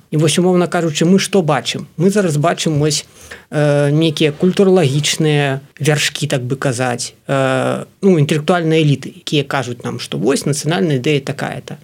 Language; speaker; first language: Belarusian; non-native, local second language; Russian